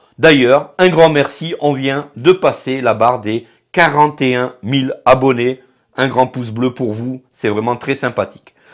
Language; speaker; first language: French; native; French